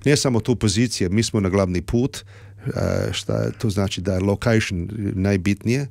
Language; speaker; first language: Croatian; early bilingual, heritage; Serbian